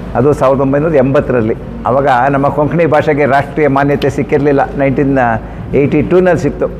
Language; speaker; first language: Kannada; non-native, local second language; Konkani